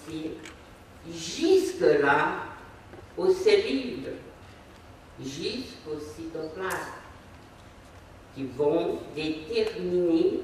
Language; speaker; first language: French; non-native, fluent; Portuguese